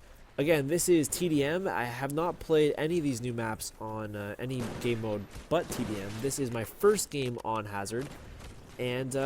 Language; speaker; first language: English; native; English